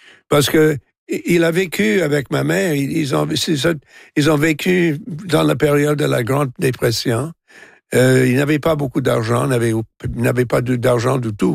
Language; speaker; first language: French; non-native, local second language; English